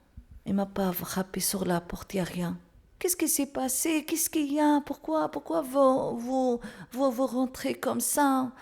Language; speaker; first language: French; non-native, learner; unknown